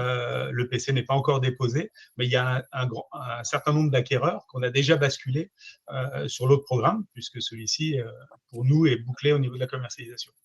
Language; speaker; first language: French; native; French